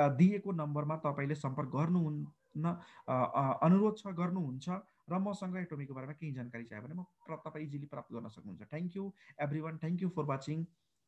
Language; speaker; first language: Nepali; non-native, local second language; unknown